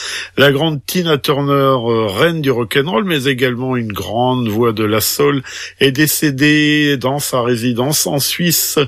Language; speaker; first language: French; native; French